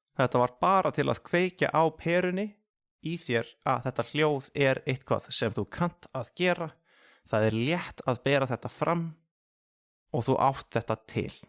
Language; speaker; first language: Icelandic; native; Icelandic